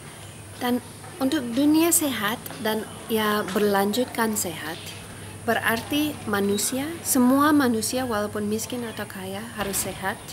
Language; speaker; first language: Indonesian; non-native, fluent; English